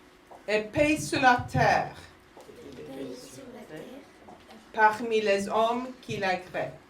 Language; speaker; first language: French; non-native, fluent; English